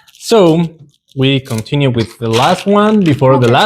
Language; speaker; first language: English; non-native, learner; Spanish